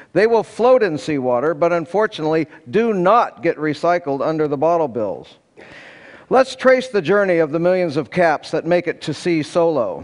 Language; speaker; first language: English; native; English